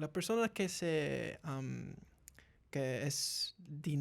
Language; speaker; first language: Spanish; early bilingual, heritage; English